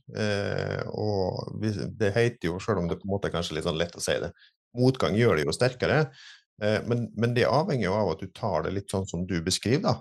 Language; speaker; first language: Norwegian; native; Norwegian